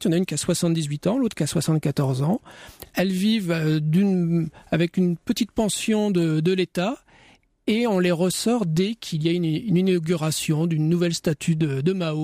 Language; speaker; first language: French; native; French